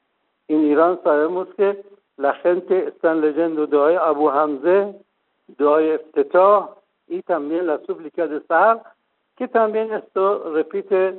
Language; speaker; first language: Spanish; non-native, fluent; Persian